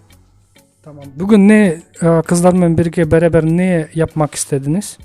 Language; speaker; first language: Turkish; non-native, learner; Kyrgyz